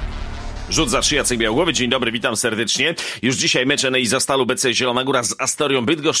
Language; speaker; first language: Polish; native; Polish